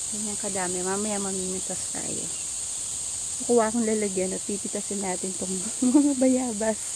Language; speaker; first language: Filipino; non-native, local second language; Pampanga